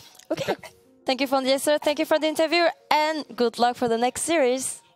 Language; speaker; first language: English; non-native, fluent; French